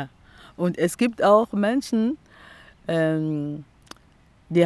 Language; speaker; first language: German; non-native, fluent; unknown